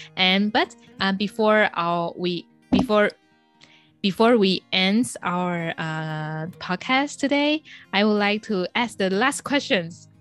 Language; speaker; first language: English; non-native, fluent; Chinese